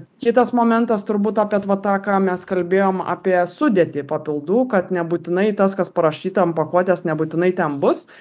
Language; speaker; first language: Lithuanian; native; Lithuanian